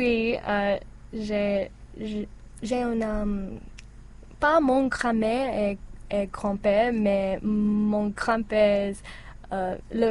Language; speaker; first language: French; non-native, learner; English